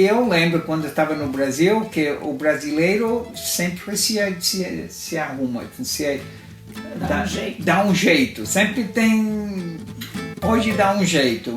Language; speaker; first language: Portuguese; non-native, fluent; Italian